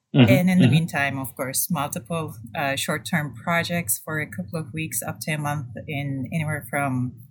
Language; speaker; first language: English; non-native, fluent; Turkish